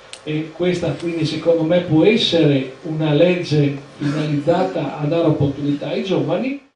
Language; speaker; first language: Italian; native; Italian